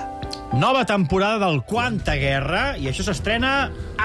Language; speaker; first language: Catalan; native; Catalan